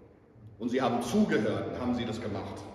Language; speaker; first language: German; non-native, fluent; English